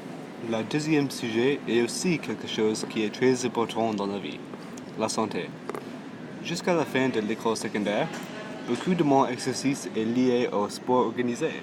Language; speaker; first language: French; non-native, local second language; English